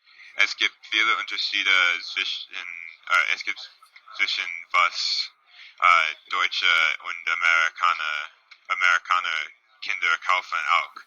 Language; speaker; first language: German; non-native, learner; English